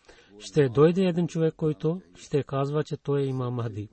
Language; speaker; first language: Bulgarian; non-native, fluent; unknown